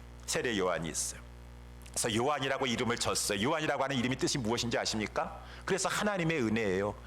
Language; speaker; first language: Korean; native; Korean